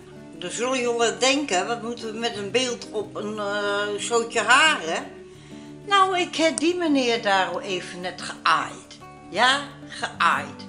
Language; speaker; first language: Dutch; native; Dutch